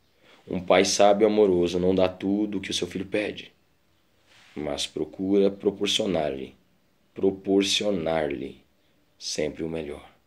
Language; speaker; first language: Portuguese; native; Portuguese